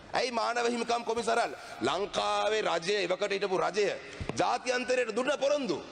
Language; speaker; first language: Sinhala; non-native, local second language; Tamil